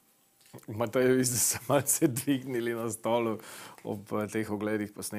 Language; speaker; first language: Slovenian; native; Slovenian